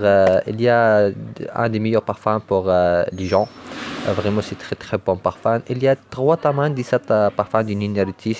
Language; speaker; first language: French; non-native, learner; Arabic